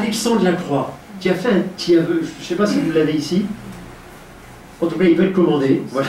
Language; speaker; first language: French; native; French